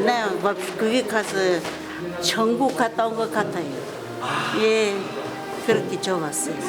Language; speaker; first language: Korean; early bilingual, heritage; Korean